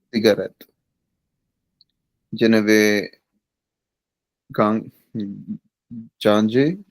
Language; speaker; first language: French; non-native, learner; Hindi